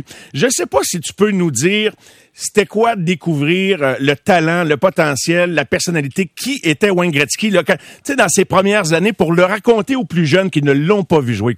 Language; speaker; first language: French; native; French